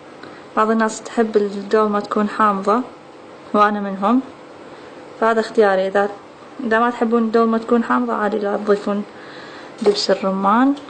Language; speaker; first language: Arabic; native; Arabic